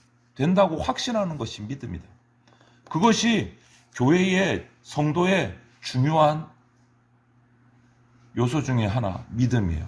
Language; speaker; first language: Korean; native; Korean